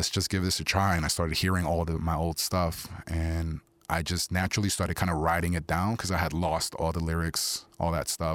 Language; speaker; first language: English; early bilingual, other home language; Spanish